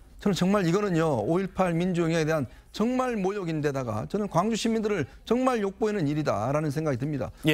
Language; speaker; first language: Korean; native; Korean